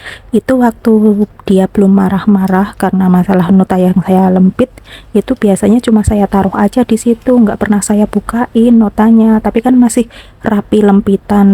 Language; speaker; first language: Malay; non-native, local second language; Javanese